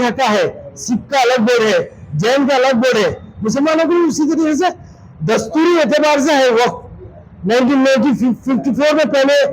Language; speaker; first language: Urdu; native; Urdu